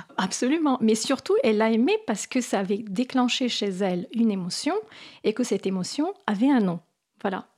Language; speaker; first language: French; non-native, fluent; Italian